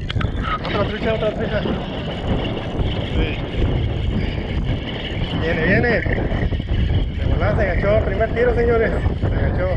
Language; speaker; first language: Spanish; native; Spanish